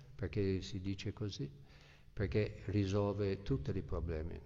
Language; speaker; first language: Italian; non-native, fluent; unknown